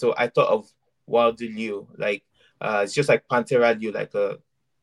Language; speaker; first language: English; non-native, local second language; Yoruba